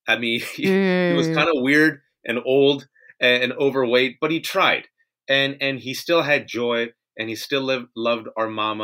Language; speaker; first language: English; native; English